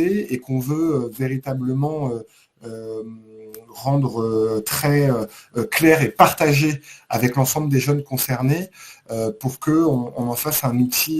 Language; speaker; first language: French; native; French